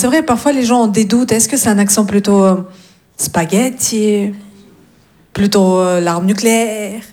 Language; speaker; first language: French; non-native, fluent; Russian